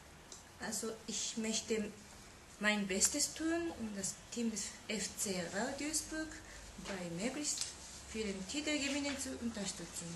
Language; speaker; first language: German; non-native, fluent; Japanese